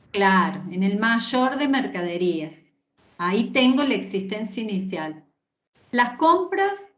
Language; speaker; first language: Spanish; native; Spanish